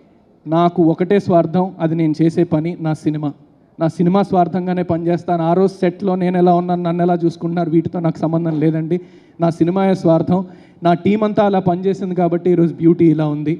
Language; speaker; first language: Telugu; native; Telugu